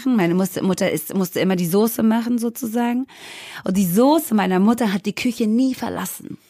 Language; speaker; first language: German; native; German